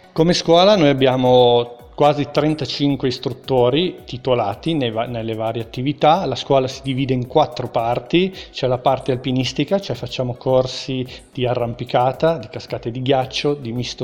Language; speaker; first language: Italian; native; Italian